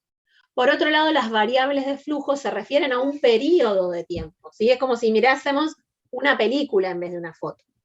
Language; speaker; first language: Spanish; native; Spanish